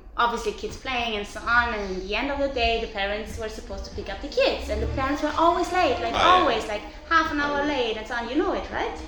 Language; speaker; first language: English; non-native, fluent; German